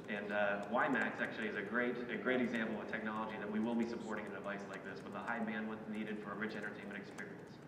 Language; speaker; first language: English; native; English